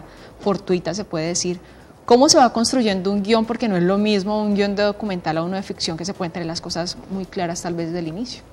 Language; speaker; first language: Spanish; native; Spanish